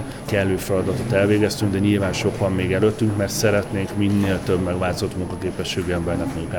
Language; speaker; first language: Hungarian; native; Hungarian